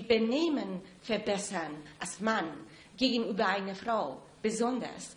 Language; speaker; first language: German; non-native, fluent; Persian